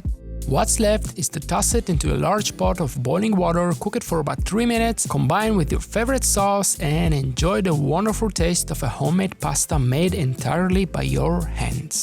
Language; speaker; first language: English; non-native, fluent; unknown